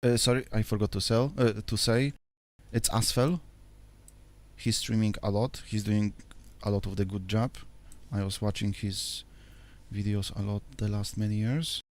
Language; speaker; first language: English; non-native, fluent; Polish